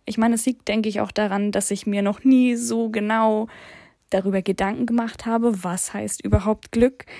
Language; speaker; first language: German; early bilingual, other home language; English